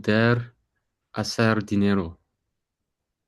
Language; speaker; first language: Spanish; non-native, learner; English